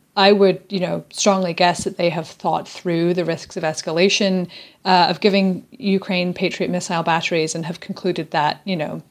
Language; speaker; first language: English; native; English